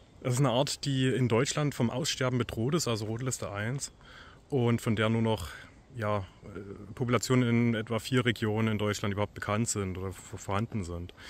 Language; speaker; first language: German; native; German